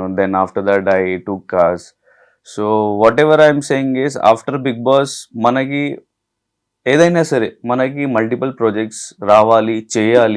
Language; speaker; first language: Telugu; non-native, learner; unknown